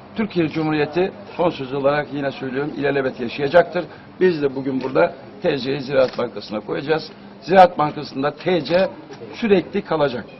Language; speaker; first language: Turkish; native; Turkish